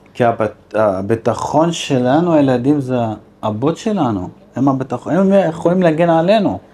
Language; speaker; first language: Hebrew; non-native, fluent; Arabic